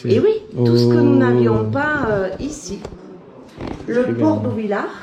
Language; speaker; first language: French; native; French